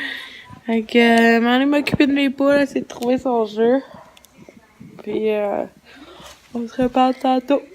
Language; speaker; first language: French; native; French